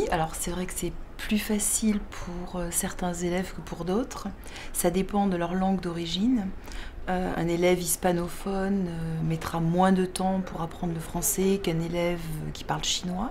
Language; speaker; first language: French; native; French